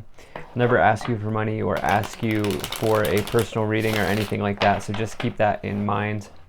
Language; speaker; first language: English; native; English